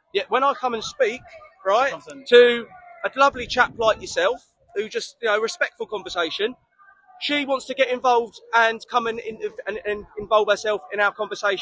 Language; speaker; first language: English; native; English